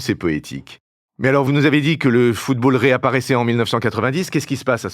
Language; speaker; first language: French; native; French